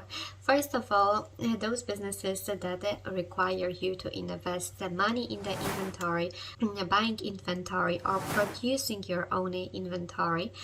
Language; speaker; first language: English; non-native, fluent; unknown